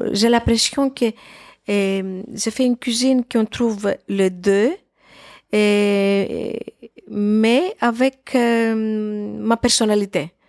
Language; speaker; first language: French; non-native, fluent; Greek